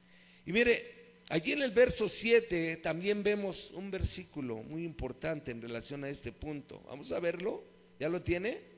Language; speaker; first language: Spanish; native; Spanish